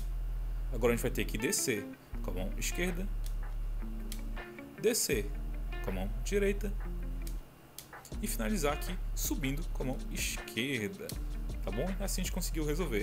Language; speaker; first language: Portuguese; native; Portuguese